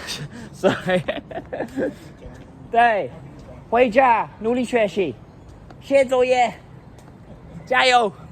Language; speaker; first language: Chinese; non-native, learner; English